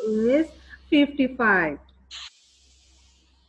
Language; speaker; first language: English; non-native, fluent; Thai